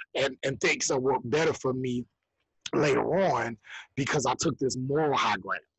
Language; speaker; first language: English; native; English